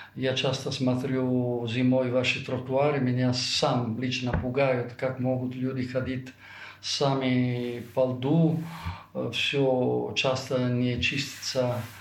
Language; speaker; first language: Russian; non-native, fluent; Italian